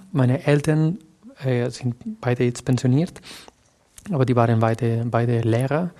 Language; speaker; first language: German; non-native, fluent; Catalan